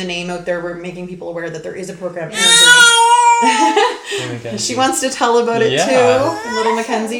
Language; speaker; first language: English; native; English